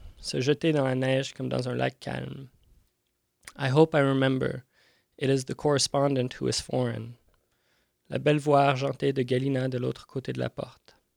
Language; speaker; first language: French; native; French